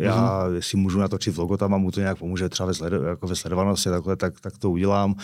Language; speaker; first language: Czech; native; Czech